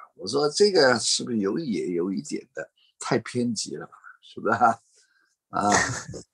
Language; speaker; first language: Chinese; non-native, fluent; Cantonese